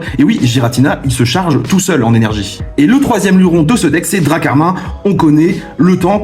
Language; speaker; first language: French; native; French